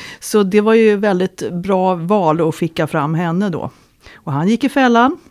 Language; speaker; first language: Swedish; native; Swedish